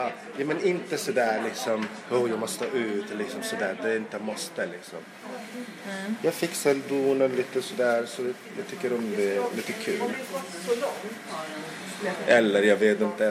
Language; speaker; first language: Swedish; non-native, local second language; Arabic